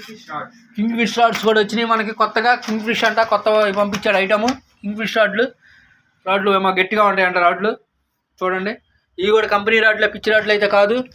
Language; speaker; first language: Telugu; native; Telugu